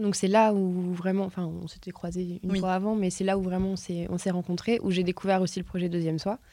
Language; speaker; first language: French; native; French